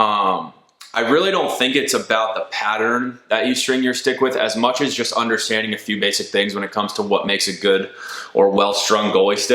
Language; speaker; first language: English; native; English